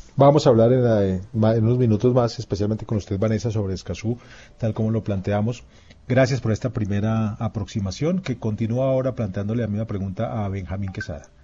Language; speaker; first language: Spanish; native; Spanish